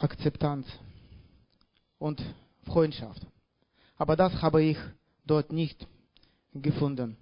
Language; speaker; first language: German; non-native, learner; Russian